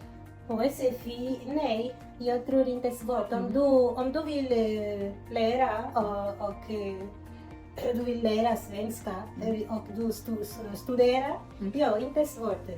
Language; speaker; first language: Swedish; non-native, learner; Portuguese